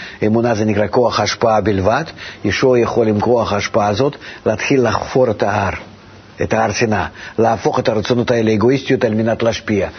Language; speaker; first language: Hebrew; non-native, fluent; Russian